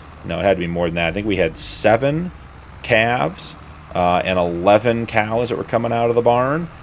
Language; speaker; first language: English; native; English